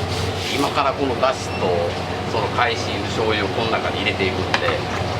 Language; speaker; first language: Japanese; native; Japanese